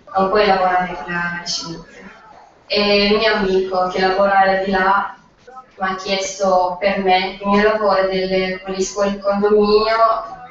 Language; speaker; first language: Italian; non-native, learner; Arabic